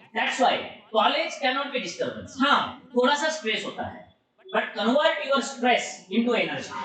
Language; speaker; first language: Hindi; non-native, local second language; Marathi